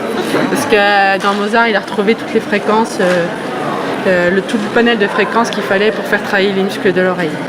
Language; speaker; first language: French; native; French